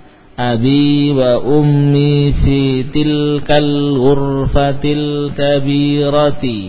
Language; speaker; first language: Arabic; non-native, fluent; Indonesian